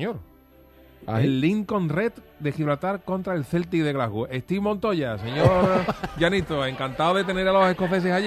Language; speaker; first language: Spanish; native; Spanish